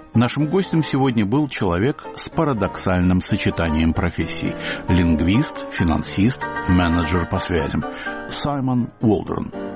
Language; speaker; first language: Russian; native; Russian